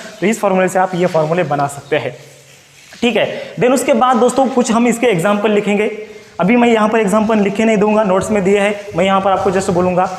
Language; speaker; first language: Hindi; non-native, local second language; Marathi